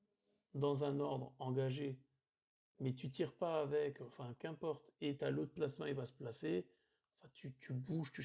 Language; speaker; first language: French; native; French